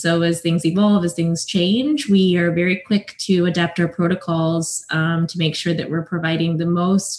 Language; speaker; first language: English; native; English